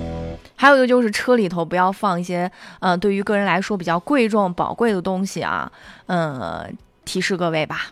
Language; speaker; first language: Chinese; native; Chinese